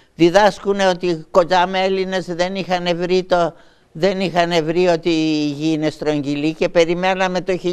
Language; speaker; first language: Greek; native; Greek